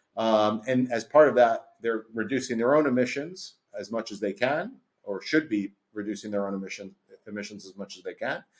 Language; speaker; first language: English; native; English